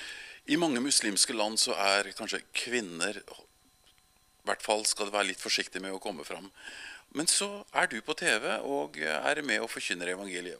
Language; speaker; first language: Norwegian; native; Norwegian